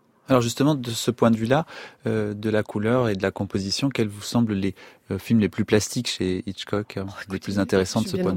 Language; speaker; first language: French; native; French